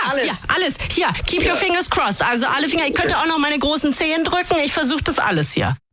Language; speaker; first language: German; native; German